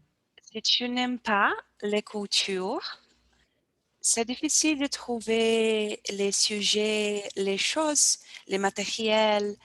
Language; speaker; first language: French; non-native, learner; Portuguese